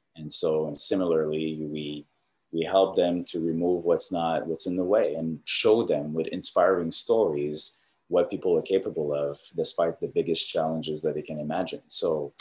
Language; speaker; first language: English; native; English